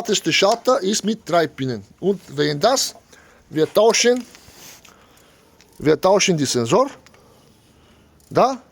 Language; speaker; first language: German; non-native, learner; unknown